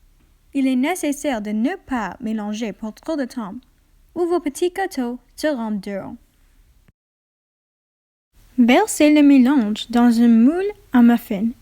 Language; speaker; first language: French; non-native, learner; English